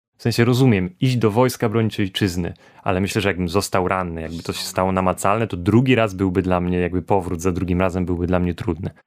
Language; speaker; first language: Polish; native; Polish